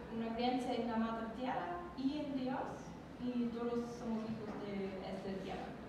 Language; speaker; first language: Spanish; non-native, learner; German